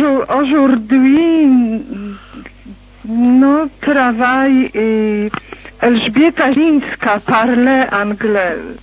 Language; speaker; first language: French; non-native, learner; Polish